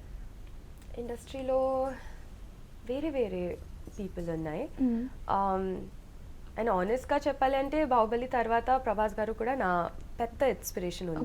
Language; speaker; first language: Telugu; non-native, local second language; Hindi